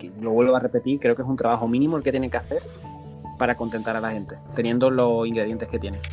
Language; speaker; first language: Spanish; native; Spanish